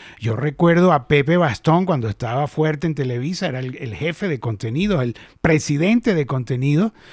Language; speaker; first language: Spanish; native; Spanish